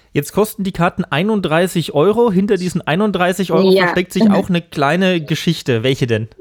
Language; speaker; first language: German; native; German